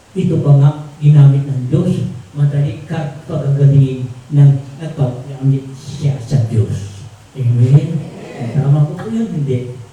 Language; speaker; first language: Filipino; non-native, local second language; Tausug